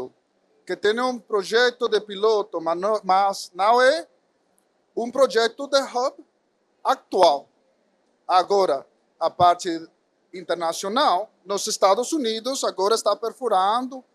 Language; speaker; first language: Portuguese; non-native, fluent; Spanish